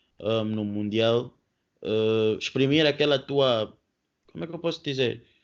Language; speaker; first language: Portuguese; native; Portuguese